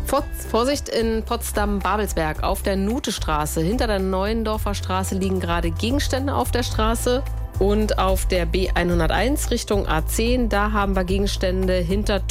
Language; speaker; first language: German; native; German